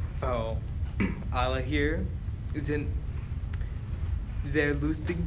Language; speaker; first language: German; non-native, learner; English